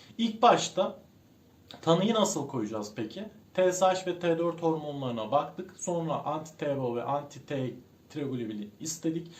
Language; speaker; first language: Turkish; native; Turkish